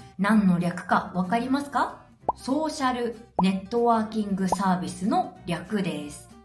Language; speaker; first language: Japanese; native; Japanese